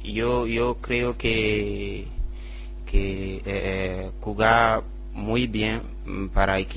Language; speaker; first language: Spanish; non-native, learner; English